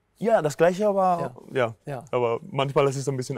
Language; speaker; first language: German; non-native, fluent; Spanish